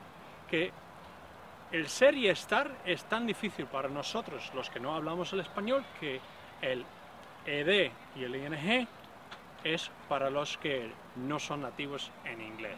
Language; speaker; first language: Spanish; non-native, fluent; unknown